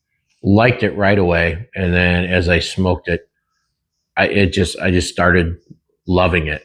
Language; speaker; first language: English; native; English